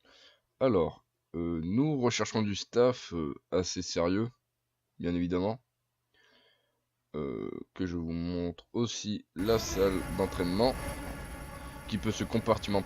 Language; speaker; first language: French; native; French